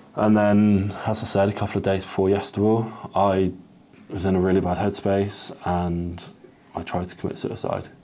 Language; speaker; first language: English; native; English